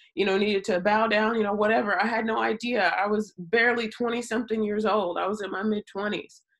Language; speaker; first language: English; native; English